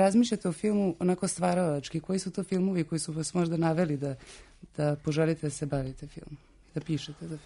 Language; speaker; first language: Serbian; native; Serbian